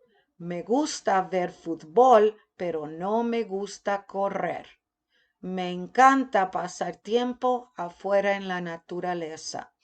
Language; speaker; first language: Spanish; non-native, fluent; English